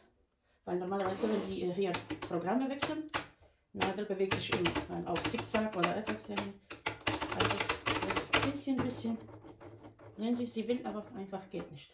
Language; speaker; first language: German; non-native, fluent; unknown